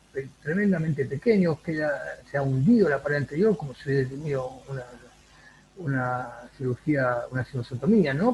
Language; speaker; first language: Spanish; native; Spanish